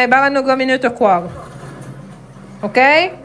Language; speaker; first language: Swedish; non-native, fluent; Filipino